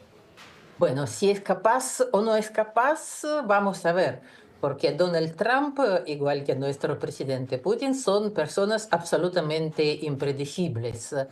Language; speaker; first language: Spanish; non-native, fluent; Russian